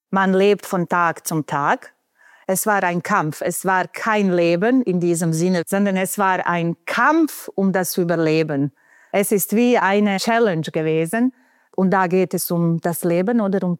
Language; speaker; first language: German; non-native, fluent; Bosnian